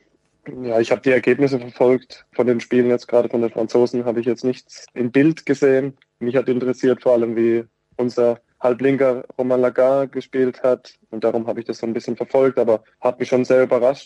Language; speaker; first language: German; native; German